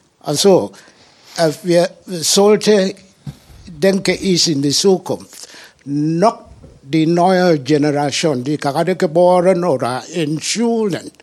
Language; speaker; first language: German; non-native, learner; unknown